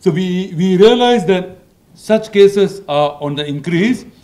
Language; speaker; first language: English; non-native, local second language; Malay